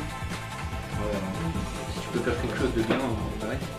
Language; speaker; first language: French; native; French